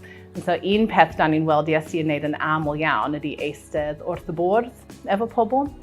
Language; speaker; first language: Welsh; non-native, fluent; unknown